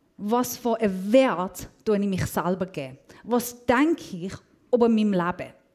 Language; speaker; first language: German; non-native, fluent; Persian